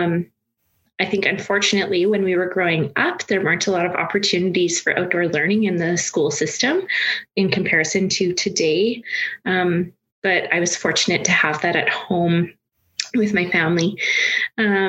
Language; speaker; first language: English; native; English